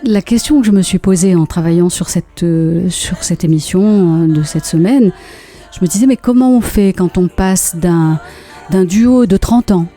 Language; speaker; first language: French; native; French